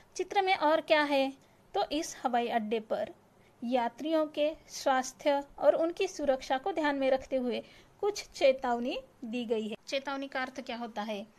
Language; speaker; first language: Hindi; non-native, local second language; Marathi